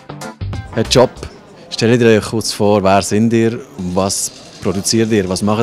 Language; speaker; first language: German; native; German